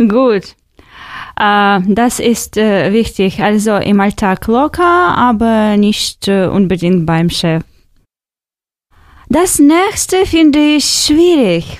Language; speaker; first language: German; non-native, fluent; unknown